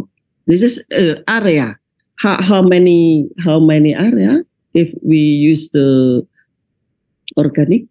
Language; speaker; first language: English; non-native, learner; Indonesian